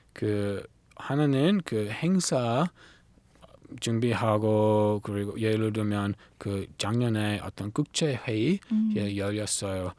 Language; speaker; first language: Korean; non-native, learner; English